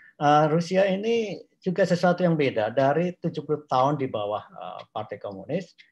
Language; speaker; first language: Indonesian; non-native, local second language; Javanese